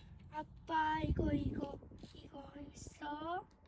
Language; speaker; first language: Korean; early bilingual, heritage; Japanese